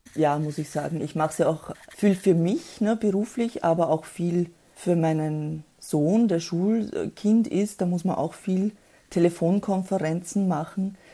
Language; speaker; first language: German; early bilingual, other home language; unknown